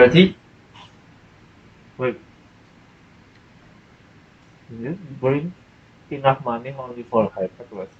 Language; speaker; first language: English; non-native, fluent; Indonesian